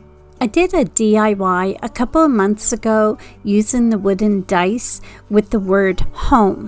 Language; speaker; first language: English; native; English